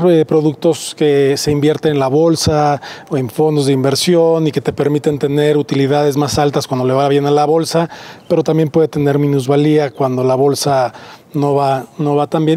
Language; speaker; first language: Spanish; native; Spanish